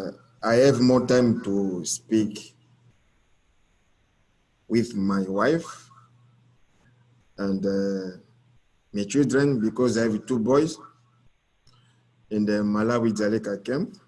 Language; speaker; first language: English; non-native, learner; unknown